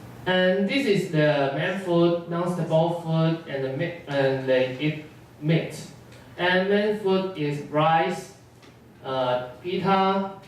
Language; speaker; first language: English; non-native, learner; Chinese